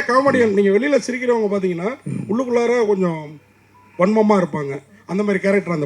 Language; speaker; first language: Tamil; native; Tamil